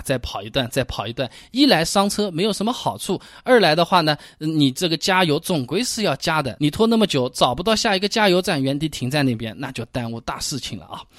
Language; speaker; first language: Chinese; native; Chinese